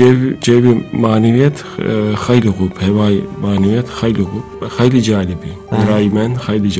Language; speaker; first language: Persian; non-native, learner; Turkish